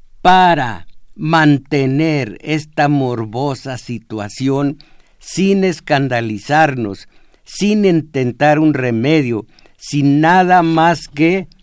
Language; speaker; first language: Spanish; native; Spanish